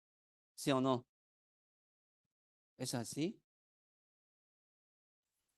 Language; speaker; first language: Spanish; non-native, fluent; Korean